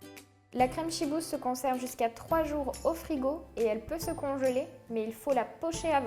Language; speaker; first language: French; native; French